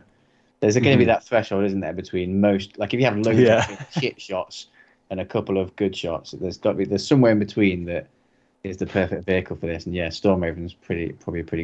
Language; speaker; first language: English; native; English